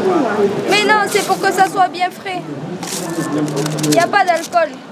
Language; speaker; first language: French; native; French